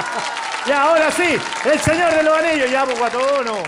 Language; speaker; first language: Spanish; native; Spanish